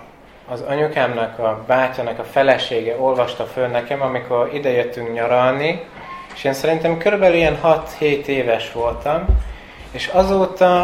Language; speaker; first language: Hungarian; early bilingual, heritage; Hungarian